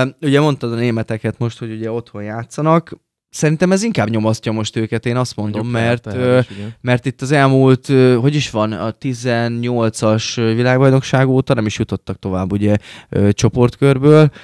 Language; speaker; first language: Hungarian; native; Hungarian